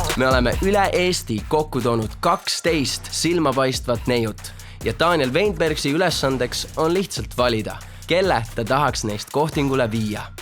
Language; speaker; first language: Estonian; native; Estonian